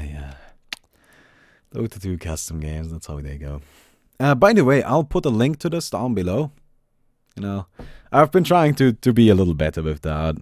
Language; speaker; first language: English; non-native, fluent; German